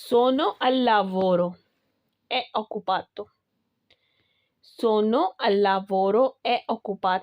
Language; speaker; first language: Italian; non-native, learner; Urdu